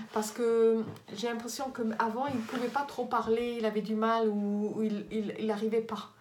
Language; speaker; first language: French; native; French